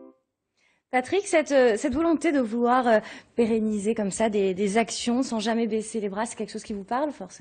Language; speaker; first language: French; native; French